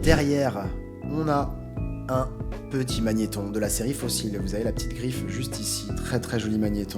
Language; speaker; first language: French; native; French